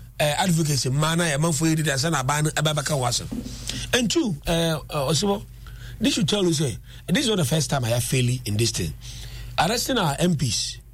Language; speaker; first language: English; non-native, local second language; Akan